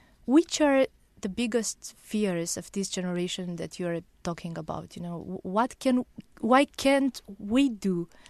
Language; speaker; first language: English; non-native, fluent; Romanian